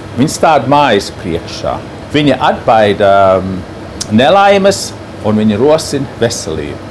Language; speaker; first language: Latvian; early bilingual, heritage; Latvian